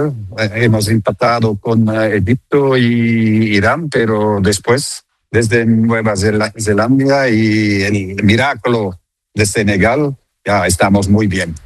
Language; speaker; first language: Spanish; non-native, fluent; Dutch